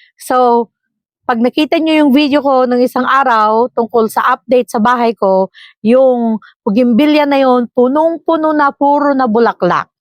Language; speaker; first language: Filipino; non-native, local second language; Iloko